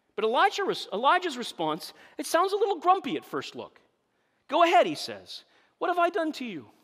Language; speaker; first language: English; native; English